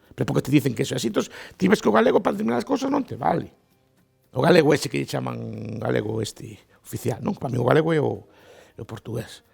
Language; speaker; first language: Galician; native; Galician